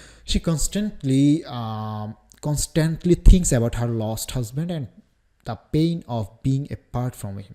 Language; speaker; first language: English; non-native, local second language; Bangla